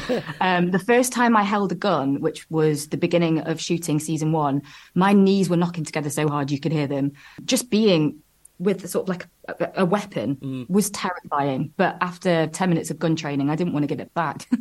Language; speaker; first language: English; native; English